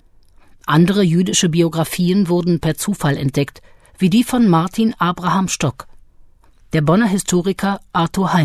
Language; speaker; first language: German; native; German